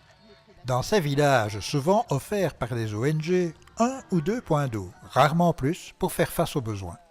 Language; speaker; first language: French; native; French